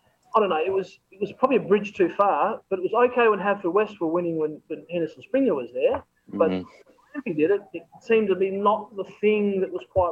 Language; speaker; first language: English; native; English